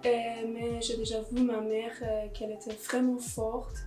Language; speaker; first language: French; non-native, learner; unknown